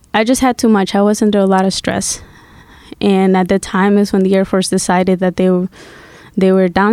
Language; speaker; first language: English; non-native, fluent; Spanish